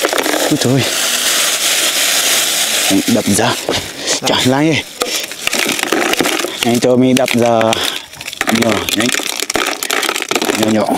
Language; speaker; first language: Vietnamese; non-native, learner; Portuguese